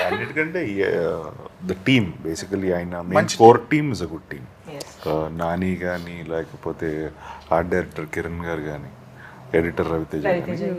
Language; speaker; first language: Telugu; native; Telugu